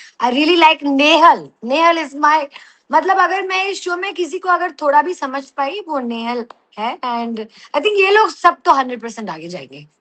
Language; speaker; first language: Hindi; non-native, local second language; Telugu